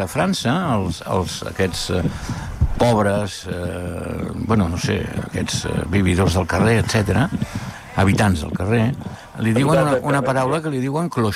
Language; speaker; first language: Catalan; native; Catalan